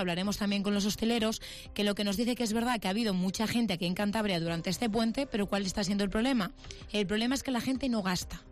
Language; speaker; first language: Spanish; native; Spanish